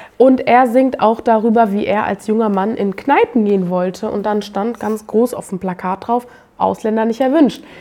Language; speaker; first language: German; native; German